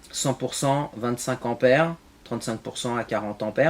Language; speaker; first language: French; native; French